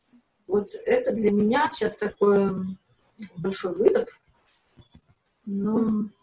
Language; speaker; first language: Russian; native; Russian